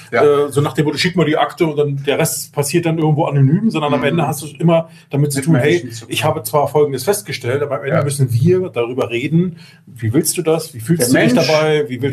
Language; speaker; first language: German; native; German